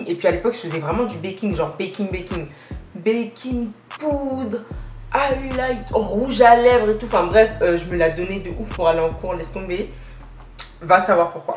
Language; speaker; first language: French; native; French